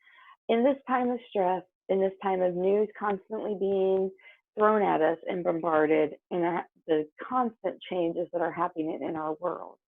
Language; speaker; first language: English; native; English